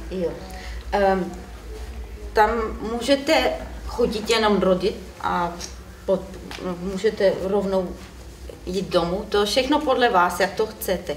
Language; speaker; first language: Czech; non-native, learner; German